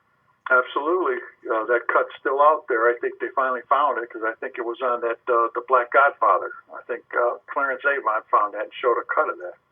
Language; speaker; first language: English; native; English